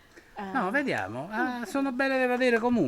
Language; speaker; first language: Italian; native; Italian